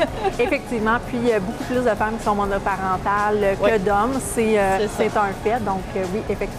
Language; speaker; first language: French; native; French